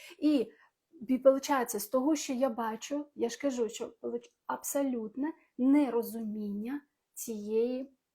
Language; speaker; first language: Ukrainian; non-native, local second language; Russian